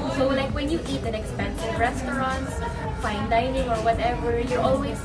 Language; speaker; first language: English; non-native, local second language; Cebuano